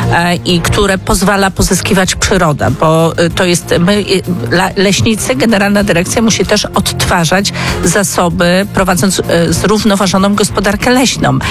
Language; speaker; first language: Polish; native; Polish